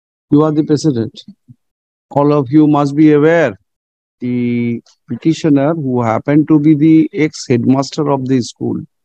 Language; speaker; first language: English; non-native, local second language; Bangla